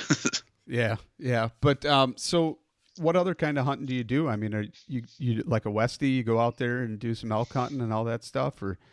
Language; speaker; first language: English; native; English